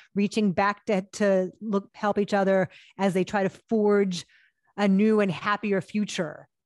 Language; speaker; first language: English; native; English